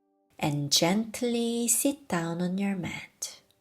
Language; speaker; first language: English; non-native, fluent; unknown